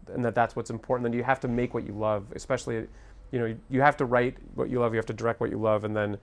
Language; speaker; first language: English; native; English